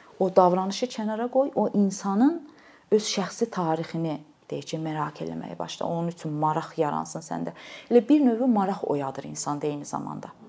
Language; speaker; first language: Azerbaijani; native; Azerbaijani